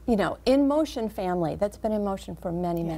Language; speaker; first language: English; native; English